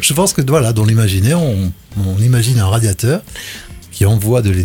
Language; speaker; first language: French; native; French